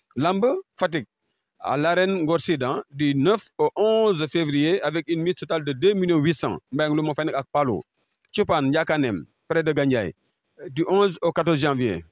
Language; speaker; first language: French; non-native, local second language; Wolof